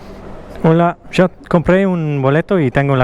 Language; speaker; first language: Spanish; non-native, learner; English